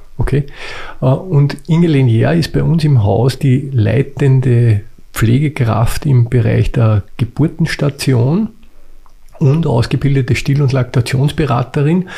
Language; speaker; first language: German; native; German